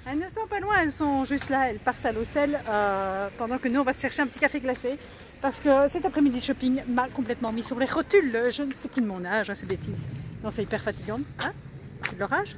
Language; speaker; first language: French; native; French